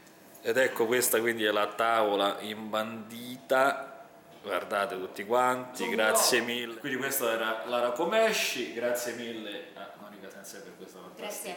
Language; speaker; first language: Italian; native; Italian